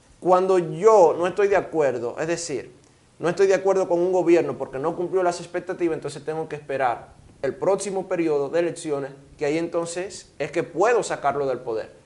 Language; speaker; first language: Spanish; native; Spanish